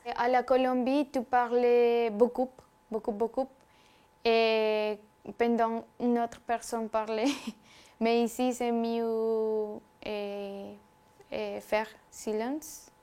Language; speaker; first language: French; non-native, learner; Spanish